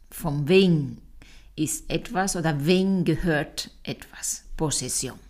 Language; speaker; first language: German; non-native, fluent; Spanish